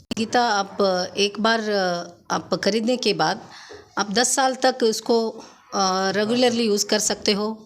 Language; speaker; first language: Hindi; non-native, local second language; Kannada